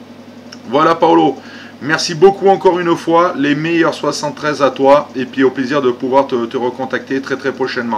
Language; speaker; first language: French; native; French